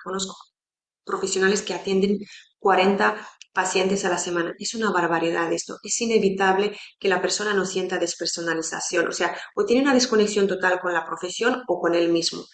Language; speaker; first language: Spanish; non-native, fluent; Romanian